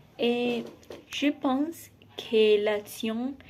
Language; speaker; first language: French; non-native, learner; Spanish